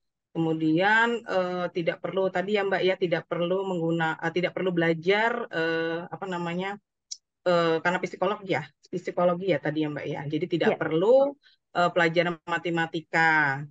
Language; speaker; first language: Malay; non-native, fluent; Japanese